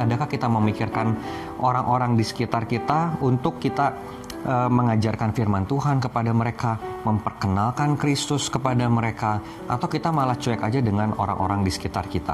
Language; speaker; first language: Indonesian; native; Indonesian